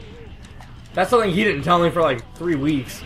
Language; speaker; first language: English; native; English